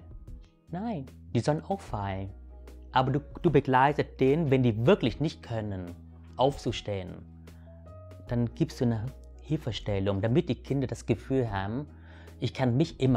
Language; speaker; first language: German; early bilingual, other home language; Vietnamese